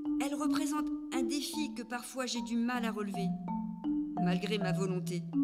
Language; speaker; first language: French; native; French